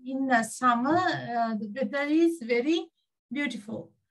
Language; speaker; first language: English; non-native, local second language; Sinhala